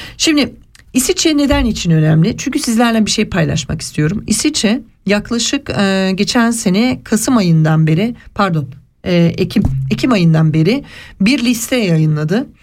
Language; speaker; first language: Turkish; early bilingual, heritage; Turkish